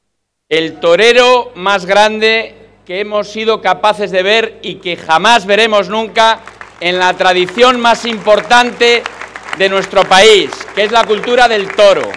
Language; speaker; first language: Spanish; native; Spanish